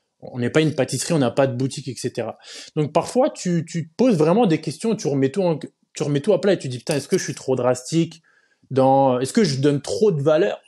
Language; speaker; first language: French; native; French